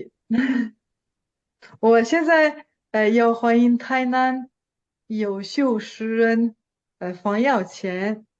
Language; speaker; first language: Chinese; non-native, fluent; French